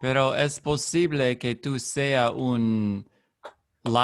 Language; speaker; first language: Spanish; non-native, learner; English